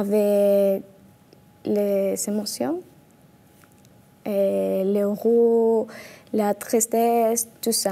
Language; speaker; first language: French; non-native, learner; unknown